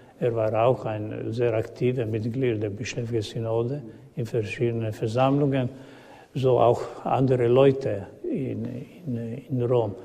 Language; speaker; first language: German; non-native, learner; Croatian